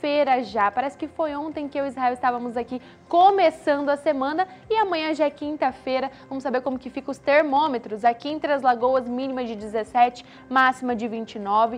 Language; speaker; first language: Portuguese; native; Portuguese